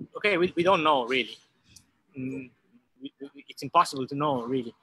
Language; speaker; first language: English; non-native, fluent; Italian